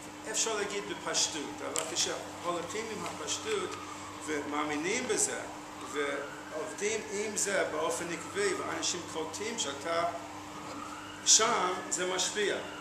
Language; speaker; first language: Hebrew; non-native, fluent; English